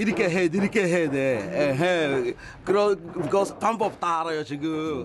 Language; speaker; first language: Korean; non-native, learner; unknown